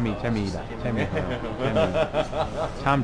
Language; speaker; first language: Korean; non-native, learner; English